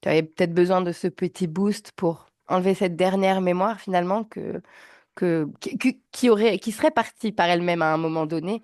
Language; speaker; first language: French; native; French